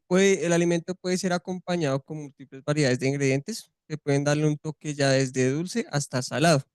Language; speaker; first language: Spanish; native; Spanish